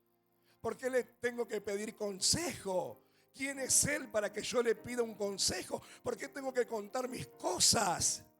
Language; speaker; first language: Spanish; native; Spanish